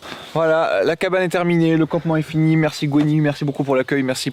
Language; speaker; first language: French; native; French